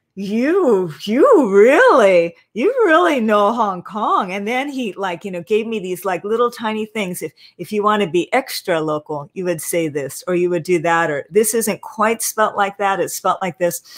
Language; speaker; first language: English; native; English